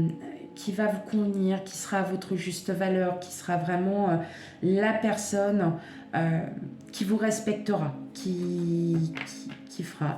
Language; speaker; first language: French; native; French